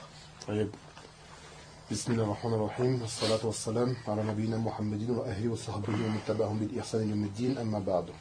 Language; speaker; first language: Arabic; non-native, fluent; French